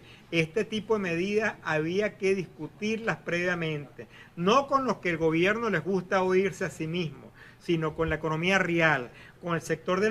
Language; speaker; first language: Spanish; native; Spanish